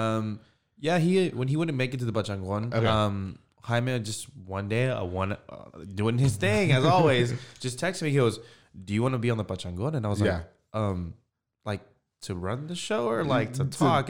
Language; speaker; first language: English; native; English